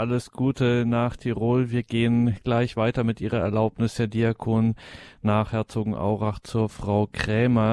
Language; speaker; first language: German; native; German